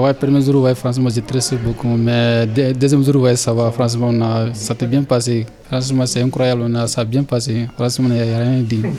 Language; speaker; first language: French; non-native, learner; Bambara